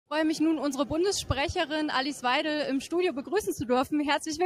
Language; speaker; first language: German; native; German